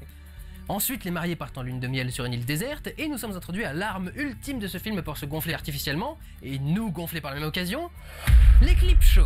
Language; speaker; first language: French; native; French